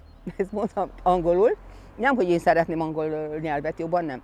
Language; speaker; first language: Hungarian; non-native, local second language; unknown